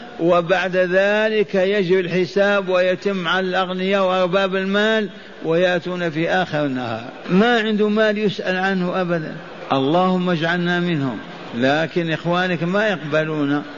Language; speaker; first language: Arabic; native; Arabic